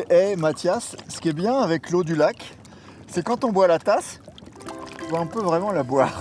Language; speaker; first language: French; native; French